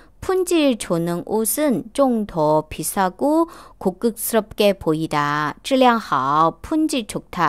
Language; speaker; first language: Korean; non-native, fluent; Chinese